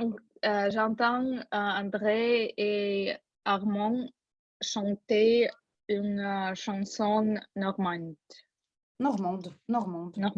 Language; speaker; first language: French; non-native, learner; Russian